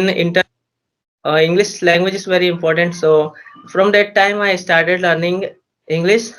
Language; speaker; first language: English; non-native, learner; Hindi